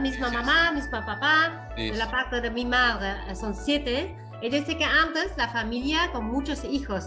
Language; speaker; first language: Spanish; non-native, fluent; Vietnamese